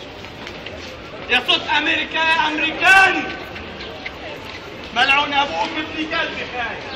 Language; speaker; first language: Arabic; native; Arabic